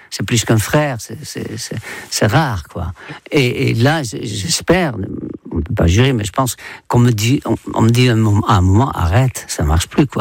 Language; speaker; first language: French; non-native, fluent; Dutch